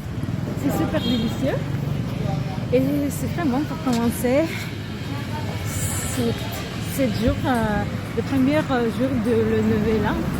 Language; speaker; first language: French; non-native, learner; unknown